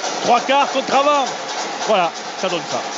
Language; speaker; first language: French; native; French